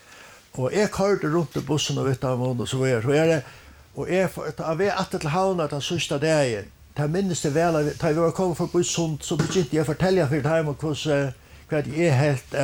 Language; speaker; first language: Swedish; non-native, learner; Faroese